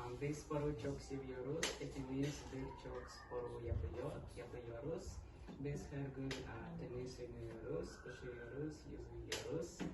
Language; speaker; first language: Turkish; non-native, learner; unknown